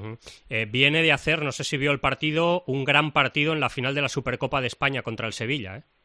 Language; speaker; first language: Spanish; native; Spanish